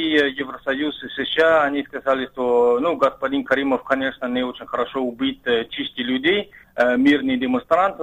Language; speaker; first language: Russian; non-native, fluent; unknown